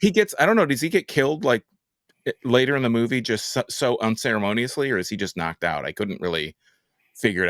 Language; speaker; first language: English; native; English